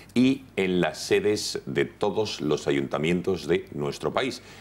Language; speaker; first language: Spanish; native; Spanish